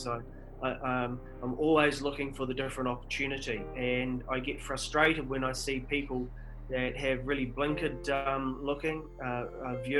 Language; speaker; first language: English; native; English